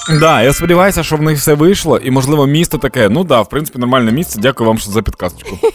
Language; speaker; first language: Ukrainian; non-native, local second language; Russian